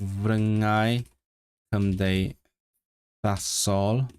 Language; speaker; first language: Welsh; non-native, learner; Cantonese